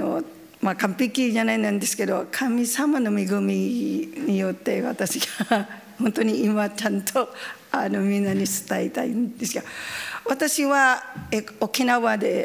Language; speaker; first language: Japanese; non-native, learner; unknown